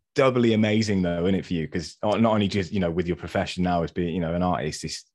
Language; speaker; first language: English; native; English